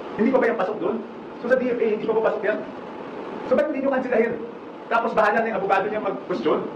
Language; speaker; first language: Filipino; native; Filipino